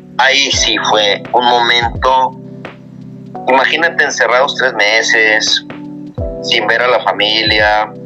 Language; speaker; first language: Spanish; native; Spanish